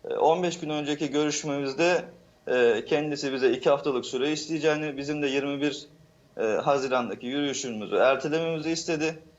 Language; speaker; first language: Turkish; native; Turkish